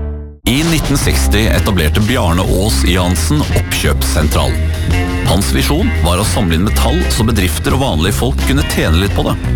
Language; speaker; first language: Norwegian; native; Norwegian